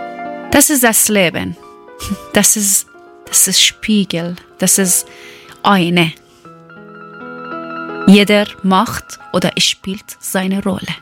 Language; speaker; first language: German; non-native, learner; Persian